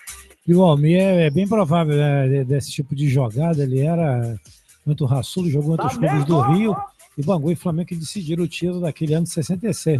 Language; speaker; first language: Portuguese; native; Portuguese